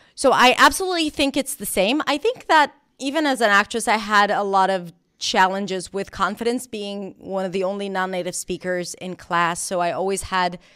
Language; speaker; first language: English; non-native, fluent; Hebrew